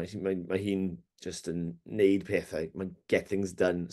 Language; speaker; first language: Welsh; non-native, learner; English